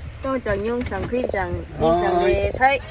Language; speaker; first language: Japanese; non-native, fluent; Thai